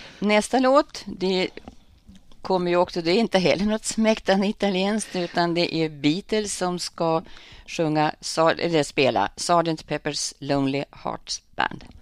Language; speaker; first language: Swedish; native; Swedish